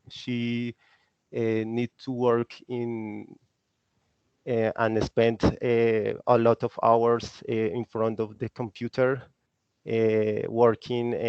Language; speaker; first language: English; non-native, learner; Spanish